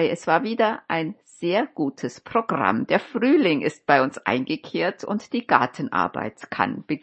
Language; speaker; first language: German; native; German